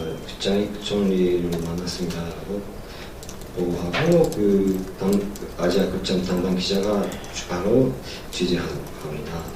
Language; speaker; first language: Korean; non-native, learner; Japanese